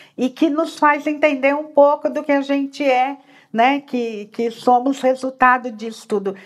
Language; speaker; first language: Portuguese; native; Portuguese